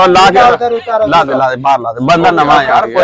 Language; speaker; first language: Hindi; non-native, local second language; Punjabi